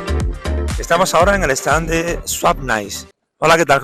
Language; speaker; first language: Spanish; native; Spanish